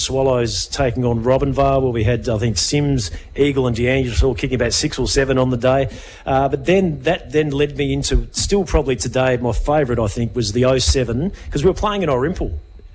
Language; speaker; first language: English; native; English